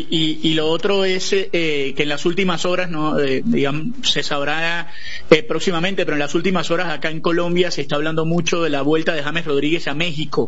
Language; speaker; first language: Spanish; native; Spanish